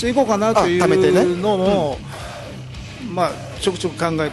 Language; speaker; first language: Japanese; native; Japanese